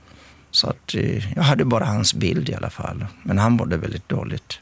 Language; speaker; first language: Swedish; non-native, local second language; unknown